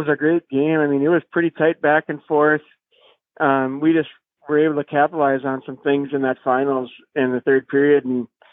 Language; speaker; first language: English; native; English